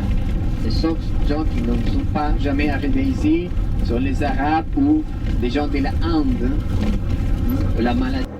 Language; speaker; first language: French; non-native, fluent; Spanish